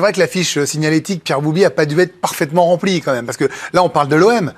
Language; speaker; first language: French; native; French